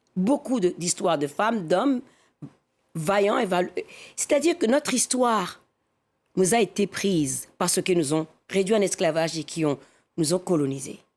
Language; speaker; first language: French; non-native, local second language; Fon